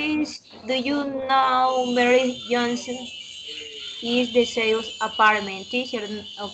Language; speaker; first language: English; non-native, learner; Spanish